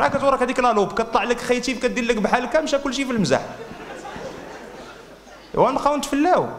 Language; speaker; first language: Arabic; native; Arabic